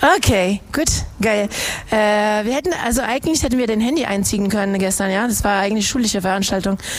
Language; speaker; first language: German; non-native, fluent; French